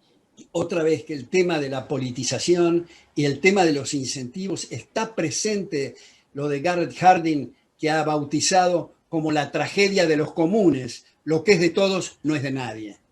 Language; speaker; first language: Spanish; native; Spanish